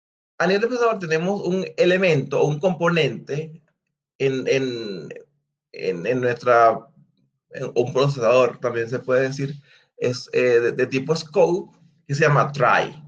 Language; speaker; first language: Spanish; native; Spanish